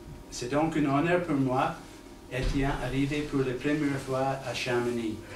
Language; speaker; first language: French; non-native, learner; English